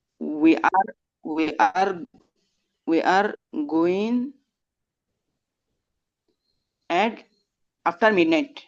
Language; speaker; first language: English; non-native, learner; Bangla